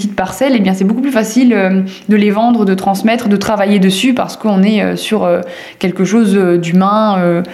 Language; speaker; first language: French; native; French